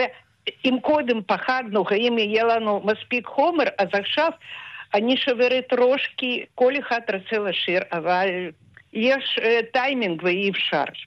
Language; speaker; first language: Hebrew; non-native, fluent; Russian